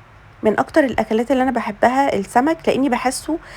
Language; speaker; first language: Arabic; native; Arabic